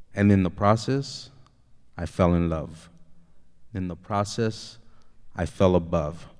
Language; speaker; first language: English; native; English